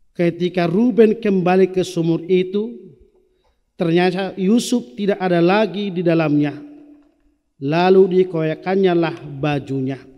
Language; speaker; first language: Indonesian; non-native, local second language; Batak Toba